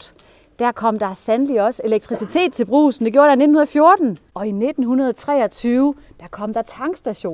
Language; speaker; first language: Danish; native; Danish